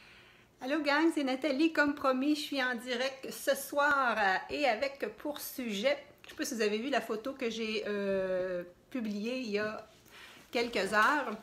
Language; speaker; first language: French; native; French